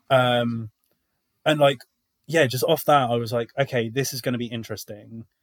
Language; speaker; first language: English; native; English